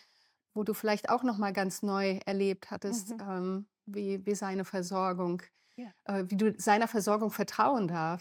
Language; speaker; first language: German; native; German